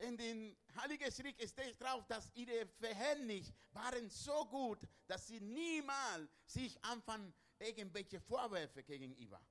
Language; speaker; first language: German; non-native, learner; Spanish